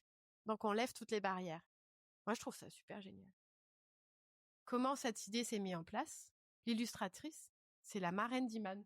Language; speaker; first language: French; native; French